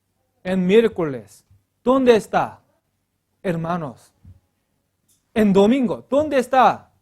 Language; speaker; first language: Spanish; non-native, learner; Korean